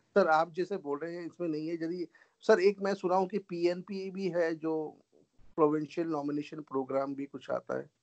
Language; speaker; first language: Hindi; non-native, local second language; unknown